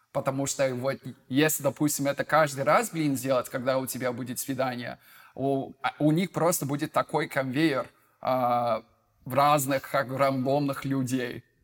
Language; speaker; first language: Russian; non-native, fluent; English